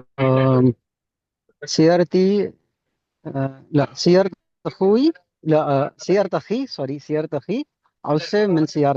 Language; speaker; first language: Arabic; non-native, learner; Urdu